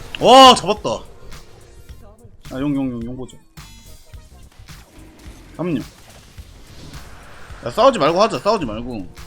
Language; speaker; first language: Korean; native; Korean